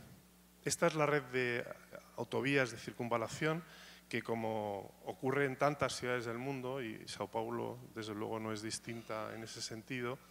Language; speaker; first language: Spanish; native; Spanish